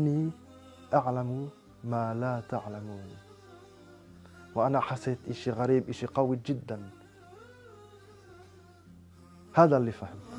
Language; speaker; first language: Arabic; non-native, fluent; French